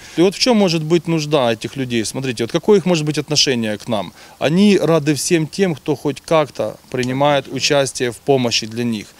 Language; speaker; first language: Russian; native; Russian